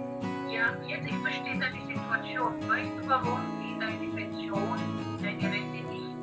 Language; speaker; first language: German; non-native, fluent; Filipino